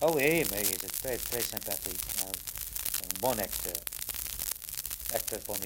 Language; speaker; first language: French; non-native, learner; English